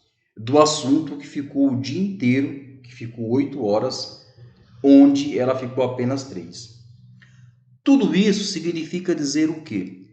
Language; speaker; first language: Portuguese; native; Portuguese